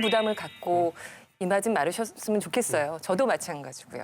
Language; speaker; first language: Korean; native; Korean